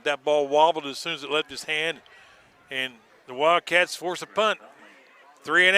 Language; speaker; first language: English; native; English